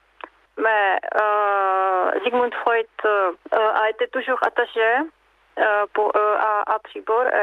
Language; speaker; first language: French; non-native, learner; Czech